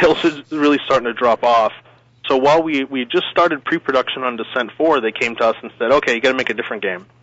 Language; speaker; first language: English; native; English